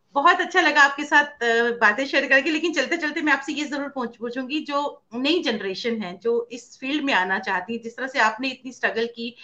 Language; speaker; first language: Hindi; native; Hindi